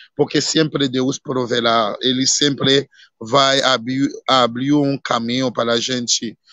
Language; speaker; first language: Portuguese; non-native, learner; Haitian Creole